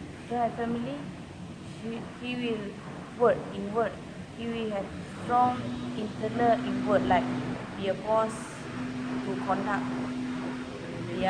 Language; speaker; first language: English; non-native, learner; Malay